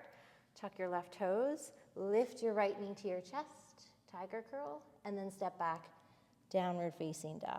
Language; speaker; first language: English; native; English